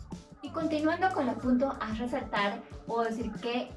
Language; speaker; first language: Spanish; native; Spanish